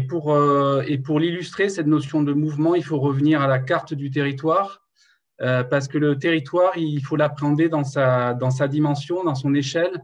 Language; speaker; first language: French; native; French